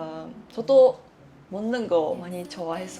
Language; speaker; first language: Korean; non-native, learner; Japanese